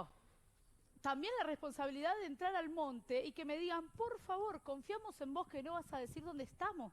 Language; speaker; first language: Spanish; native; Spanish